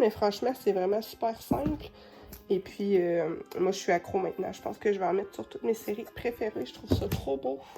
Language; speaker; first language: French; native; French